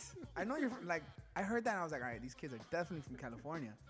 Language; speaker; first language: English; early bilingual, other home language; Spanish